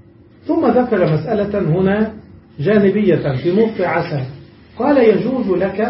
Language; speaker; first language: Arabic; native; Arabic